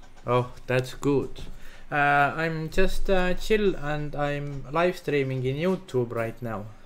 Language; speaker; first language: English; non-native, learner; Estonian